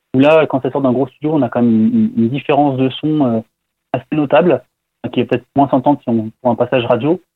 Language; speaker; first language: French; native; French